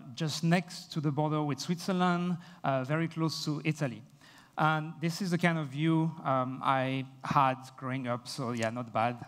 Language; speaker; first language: English; non-native, fluent; French